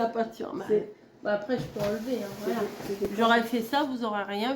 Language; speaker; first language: French; native; French